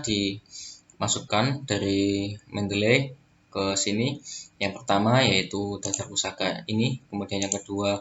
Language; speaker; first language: Indonesian; native; Indonesian